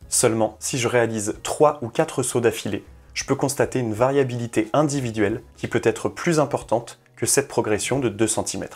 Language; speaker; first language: French; native; French